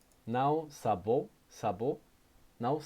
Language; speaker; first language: Portuguese; non-native, learner; English